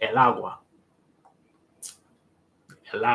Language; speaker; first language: Spanish; non-native, learner; English